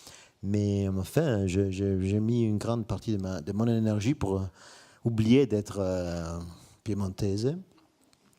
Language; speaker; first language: French; non-native, fluent; Italian